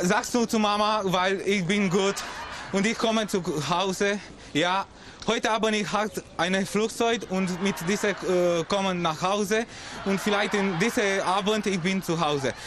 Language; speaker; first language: German; non-native, learner; Romanian